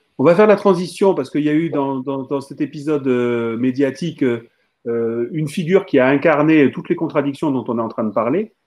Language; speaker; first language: French; native; French